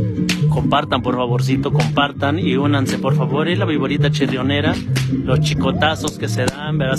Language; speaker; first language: Spanish; native; Spanish